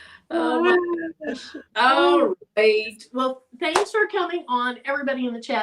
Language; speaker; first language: English; native; English